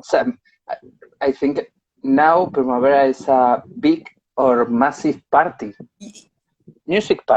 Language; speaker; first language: English; non-native, learner; Spanish